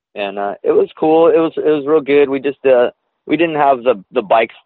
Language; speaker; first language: English; native; English